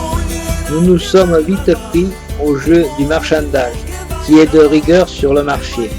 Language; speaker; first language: French; native; French